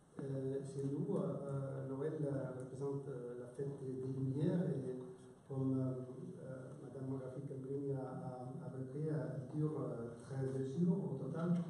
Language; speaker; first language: French; non-native, fluent; Icelandic